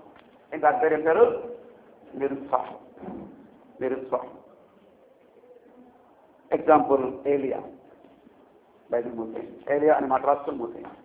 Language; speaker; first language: Telugu; native; Telugu